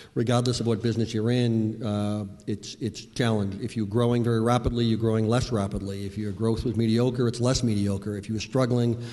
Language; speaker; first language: English; native; English